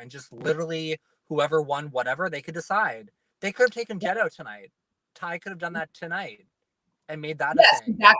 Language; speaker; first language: English; native; English